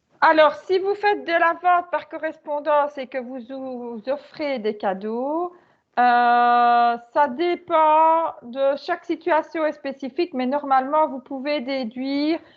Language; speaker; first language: French; native; French